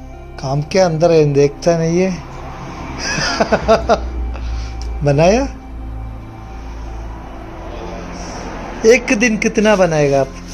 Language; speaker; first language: Hindi; non-native, local second language; Malayalam